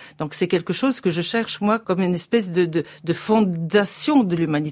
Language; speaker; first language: French; non-native, fluent; Bulgarian